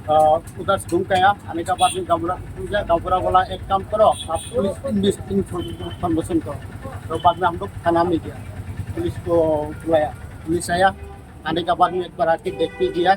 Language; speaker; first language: Hindi; non-native, local second language; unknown